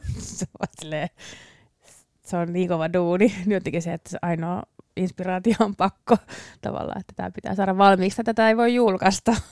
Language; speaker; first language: Finnish; early bilingual, other home language; English